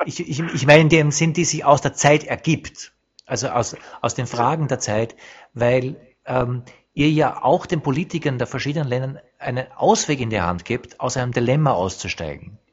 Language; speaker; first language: German; native; German